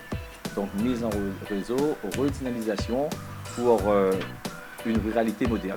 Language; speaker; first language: French; native; French